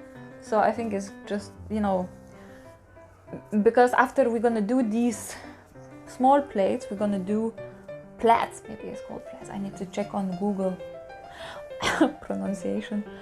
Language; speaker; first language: English; non-native, fluent; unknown